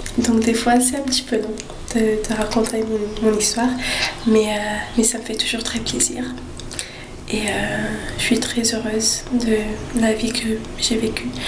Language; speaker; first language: French; early bilingual, heritage; French